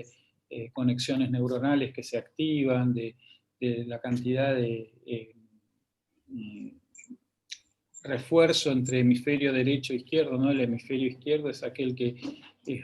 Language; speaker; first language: Spanish; native; Spanish